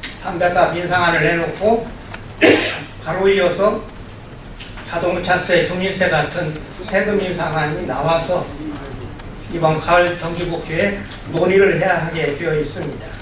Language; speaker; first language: Korean; native; Korean